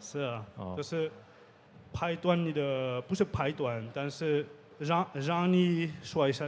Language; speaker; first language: Chinese; non-native, learner; French